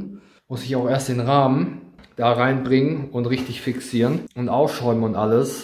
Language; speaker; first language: German; native; German